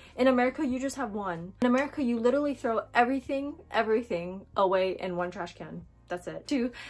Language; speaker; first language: English; early bilingual, other home language; Japanese